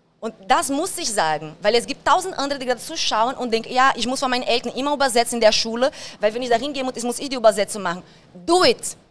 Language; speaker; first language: German; non-native, fluent; Portuguese